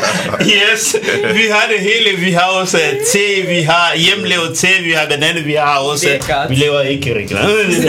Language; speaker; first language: Danish; non-native, fluent; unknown